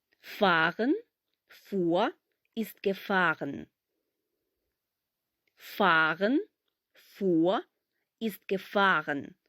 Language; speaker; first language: German; non-native, fluent; Ukrainian